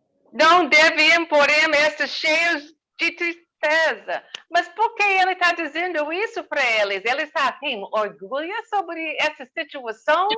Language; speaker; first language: Portuguese; non-native, learner; English